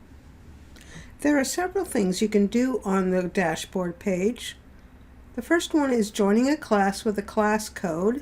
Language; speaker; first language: English; native; English